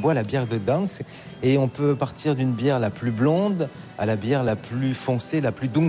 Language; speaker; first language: French; native; French